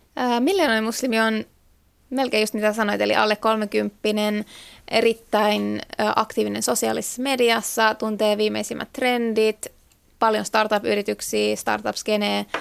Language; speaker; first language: Finnish; native; Finnish